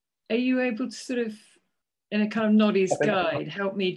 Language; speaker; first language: English; native; English